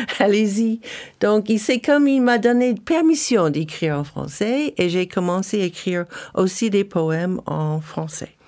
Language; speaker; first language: French; non-native, fluent; English